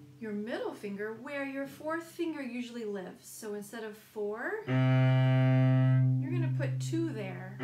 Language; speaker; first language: English; native; English